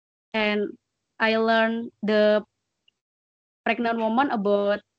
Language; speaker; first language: English; non-native, learner; Indonesian